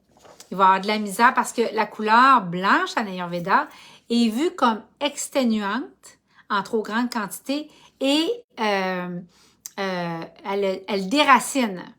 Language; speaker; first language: French; native; French